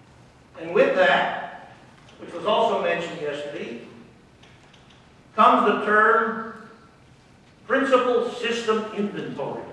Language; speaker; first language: English; native; English